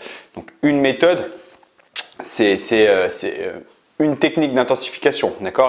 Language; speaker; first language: French; native; French